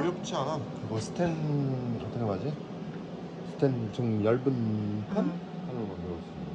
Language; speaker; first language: Korean; non-native, learner; French